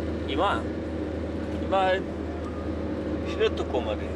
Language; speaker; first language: Japanese; non-native, learner; French